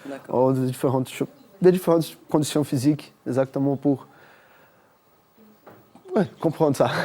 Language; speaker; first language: French; non-native, fluent; Portuguese